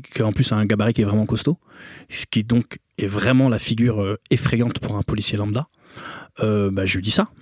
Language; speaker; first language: French; native; French